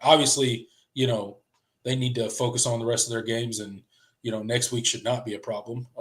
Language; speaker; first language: English; native; English